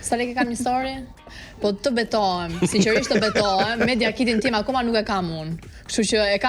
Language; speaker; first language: Albanian; native; Albanian